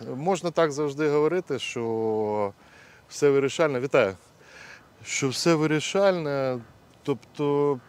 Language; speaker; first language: Ukrainian; native; Ukrainian